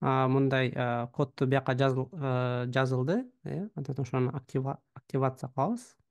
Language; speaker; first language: Kyrgyz; native; Kyrgyz